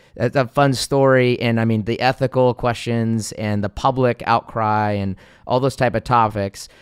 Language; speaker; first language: English; native; English